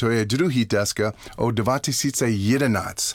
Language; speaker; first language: Czech; non-native, learner; English